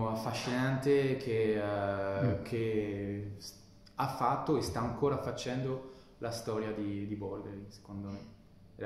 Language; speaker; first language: Italian; non-native, fluent; French